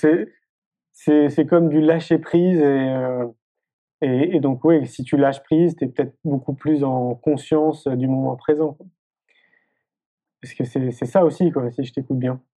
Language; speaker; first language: French; native; French